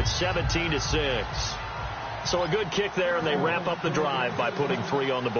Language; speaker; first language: English; native; English